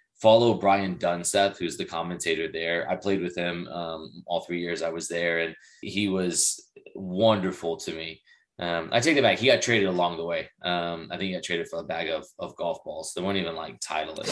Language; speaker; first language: English; native; English